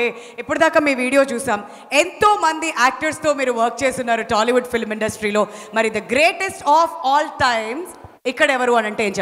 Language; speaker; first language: Telugu; native; Telugu